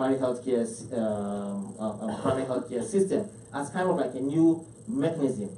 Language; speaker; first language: English; non-native, local second language; Hausa